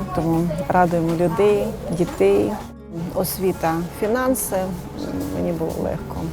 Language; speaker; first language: Ukrainian; native; Ukrainian